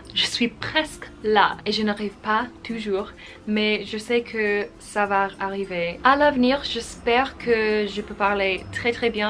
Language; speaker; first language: French; non-native, fluent; English